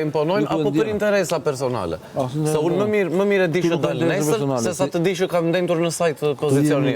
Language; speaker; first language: Albanian; native; Albanian